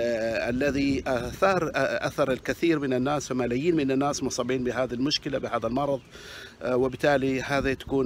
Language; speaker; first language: Arabic; native; Arabic